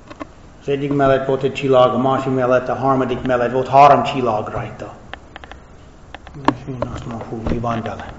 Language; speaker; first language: Hungarian; non-native, fluent; English